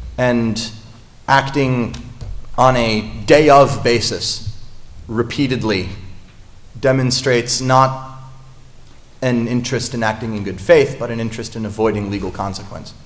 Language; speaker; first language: English; native; English